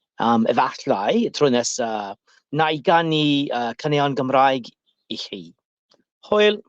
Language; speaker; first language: Welsh; non-native, learner; English